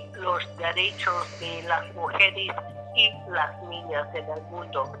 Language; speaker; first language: Spanish; non-native, learner; English